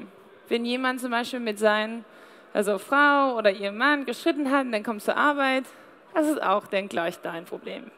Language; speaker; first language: German; non-native, fluent; English